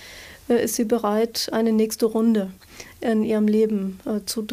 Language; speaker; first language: German; native; German